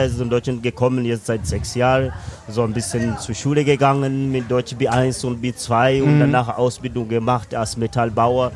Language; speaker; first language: German; non-native, learner; Swahili